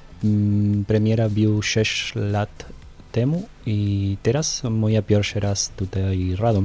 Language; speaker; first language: Polish; non-native, learner; Spanish